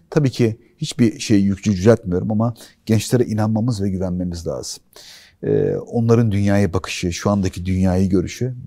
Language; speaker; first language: Turkish; native; Turkish